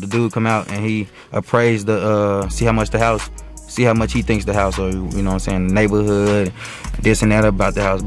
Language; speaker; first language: English; native; English